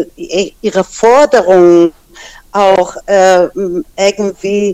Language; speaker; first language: German; non-native, fluent; Persian